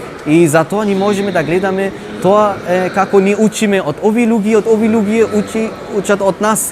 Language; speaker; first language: Macedonian; non-native, learner; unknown